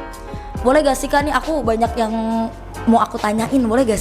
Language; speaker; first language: Indonesian; native; Indonesian